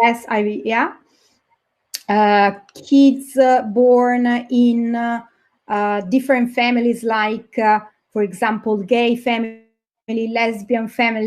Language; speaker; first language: English; non-native, fluent; Italian